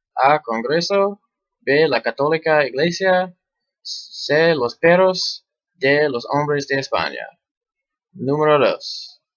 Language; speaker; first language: Spanish; non-native, learner; English